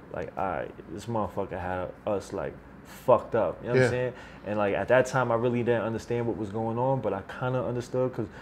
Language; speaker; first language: English; native; English